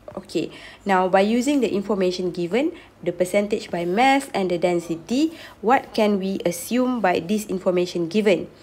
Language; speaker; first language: English; non-native, local second language; Malay